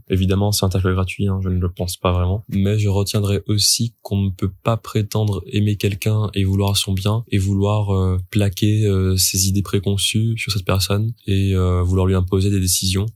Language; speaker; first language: French; native; French